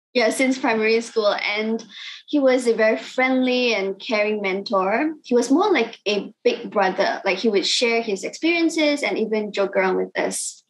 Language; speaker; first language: English; non-native, local second language; Cantonese